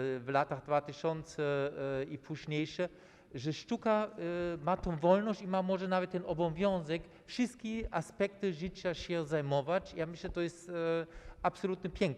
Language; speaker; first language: Polish; non-native, fluent; German